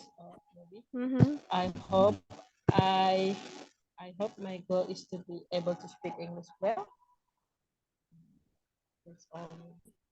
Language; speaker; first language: English; non-native, learner; Indonesian